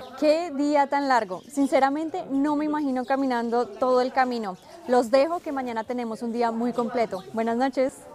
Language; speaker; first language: Spanish; native; Spanish